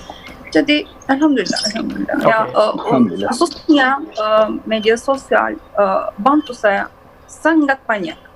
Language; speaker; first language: Indonesian; non-native, learner; Turkish